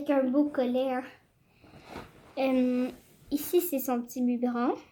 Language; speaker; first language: French; native; French